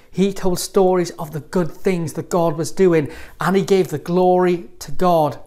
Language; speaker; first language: English; native; English